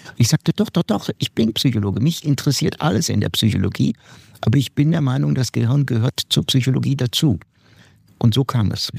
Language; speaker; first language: German; non-native, fluent; Turkish